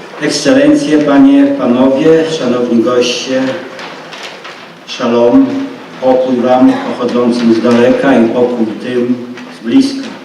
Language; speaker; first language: Polish; native; Polish